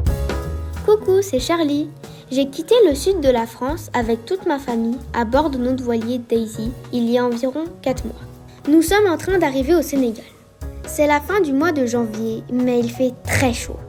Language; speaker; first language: French; native; French